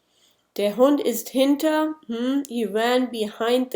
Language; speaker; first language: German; non-native, fluent; English